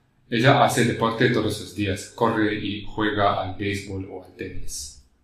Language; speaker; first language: Spanish; non-native, learner; English